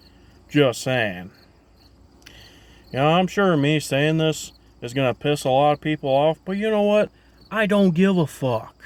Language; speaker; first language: English; native; English